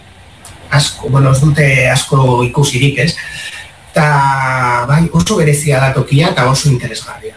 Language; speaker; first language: Basque; non-native, local second language; Spanish